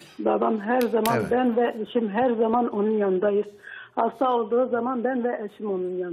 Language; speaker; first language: Turkish; non-native, local second language; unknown